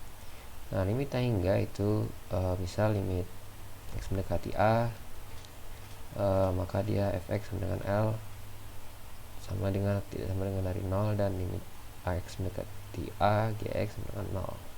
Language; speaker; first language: Indonesian; native; Indonesian